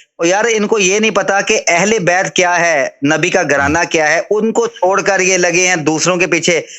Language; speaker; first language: Urdu; non-native, local second language; Punjabi